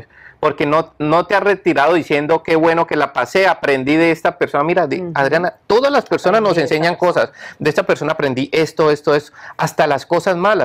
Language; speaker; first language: Spanish; native; Spanish